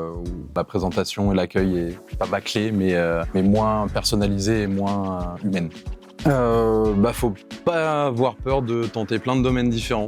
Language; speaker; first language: French; native; French